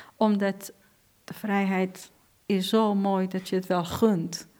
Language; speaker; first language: Dutch; non-native, fluent; Persian